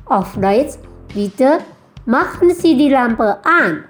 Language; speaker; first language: German; non-native, fluent; Indonesian